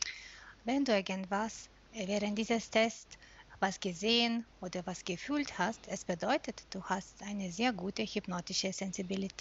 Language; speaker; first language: German; non-native, fluent; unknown